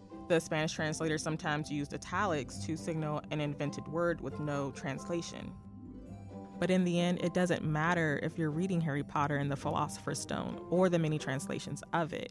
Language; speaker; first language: English; native; English